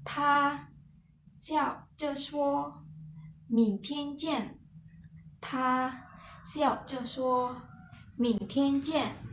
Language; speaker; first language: Chinese; non-native, learner; Indonesian